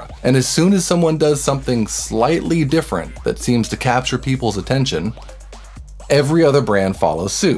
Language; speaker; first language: English; native; English